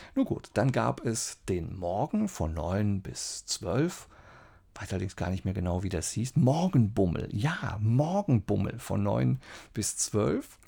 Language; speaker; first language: German; native; German